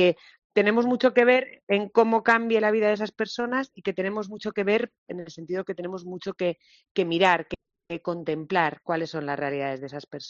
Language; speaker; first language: Spanish; native; Spanish